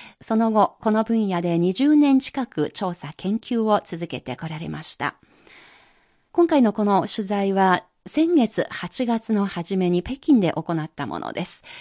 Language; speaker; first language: Japanese; non-native, fluent; Chinese